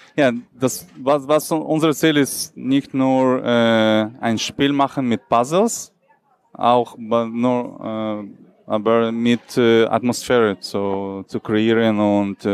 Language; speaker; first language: German; non-native, learner; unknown